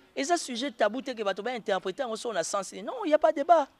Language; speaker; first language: French; non-native, local second language; Lingala